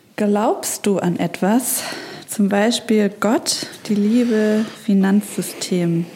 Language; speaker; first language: German; native; German